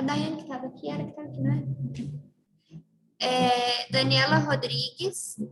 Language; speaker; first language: Portuguese; native; Portuguese